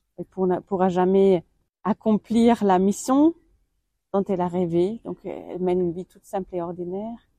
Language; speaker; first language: French; non-native, fluent; German